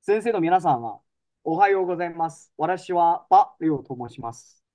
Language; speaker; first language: Japanese; non-native, fluent; Chinese